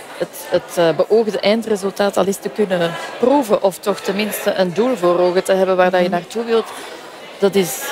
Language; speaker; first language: Dutch; native; Dutch